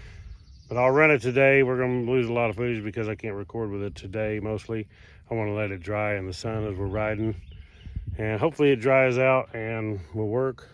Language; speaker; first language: English; native; English